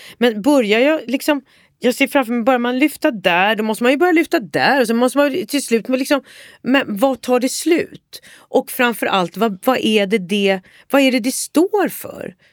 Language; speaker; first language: Swedish; native; Swedish